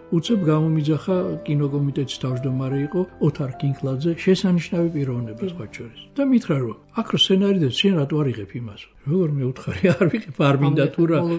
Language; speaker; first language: Georgian; native; Georgian